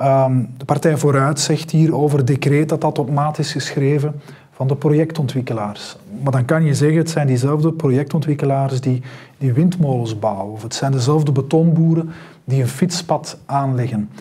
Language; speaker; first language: Dutch; native; Dutch